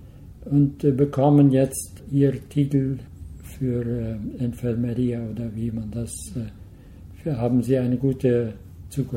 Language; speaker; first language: German; early bilingual, heritage; Low German